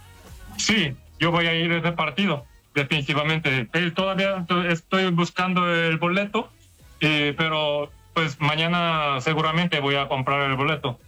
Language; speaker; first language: Spanish; non-native, fluent; Korean